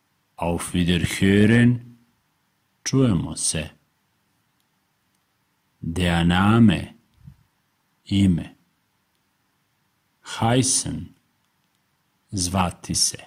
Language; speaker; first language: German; non-native, fluent; Serbian